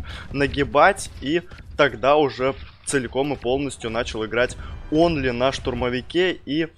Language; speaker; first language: Russian; native; Russian